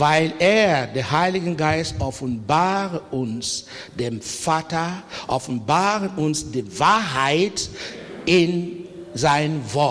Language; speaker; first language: German; non-native, learner; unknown